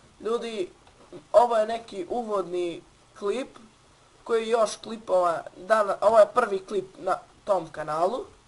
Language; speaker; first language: Bosnian; native; Bosnian